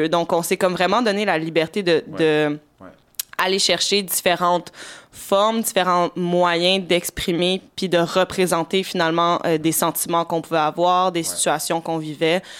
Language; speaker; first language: French; native; French